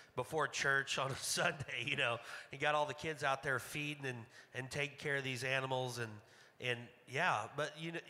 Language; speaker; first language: English; native; English